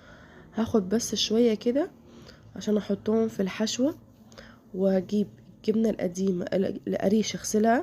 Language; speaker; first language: Arabic; native; Arabic